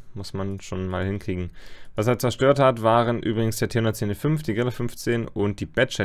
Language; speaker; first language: German; native; German